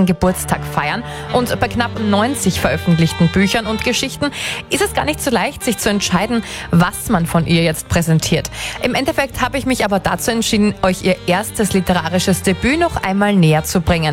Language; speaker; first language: German; native; German